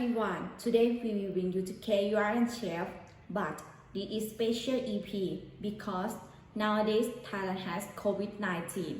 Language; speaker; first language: English; non-native, learner; Thai